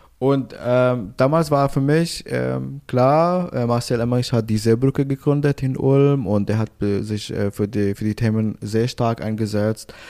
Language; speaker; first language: German; non-native, fluent; Arabic